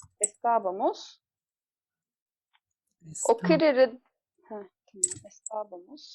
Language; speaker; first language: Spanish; non-native, learner; Turkish